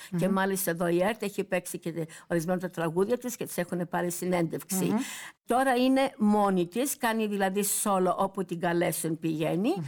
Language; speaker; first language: Greek; early bilingual, heritage; Greek